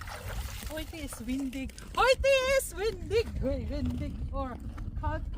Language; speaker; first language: German; non-native, learner; Filipino